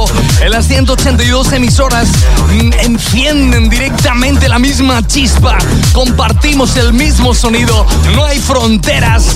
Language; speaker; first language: Spanish; native; Spanish